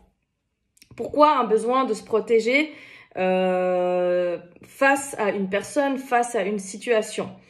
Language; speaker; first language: French; native; French